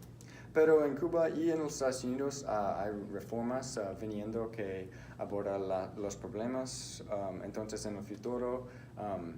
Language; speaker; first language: Spanish; non-native, learner; English